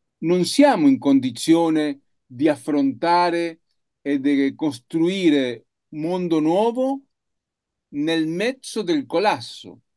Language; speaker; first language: Italian; non-native, learner; Spanish